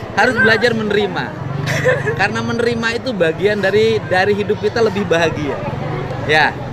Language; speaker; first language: Indonesian; non-native, local second language; Sundanese